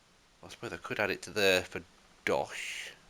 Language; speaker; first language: English; native; English